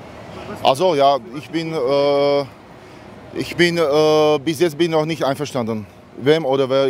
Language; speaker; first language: German; non-native, learner; Slovak